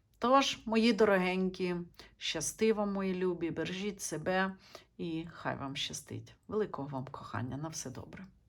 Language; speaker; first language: Ukrainian; non-native, local second language; Russian